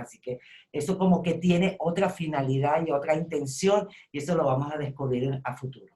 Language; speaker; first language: Spanish; native; Spanish